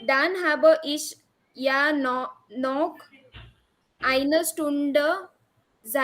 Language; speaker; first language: German; non-native, learner; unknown